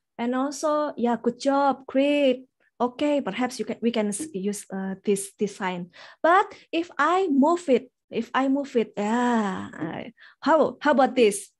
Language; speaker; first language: English; non-native, fluent; Indonesian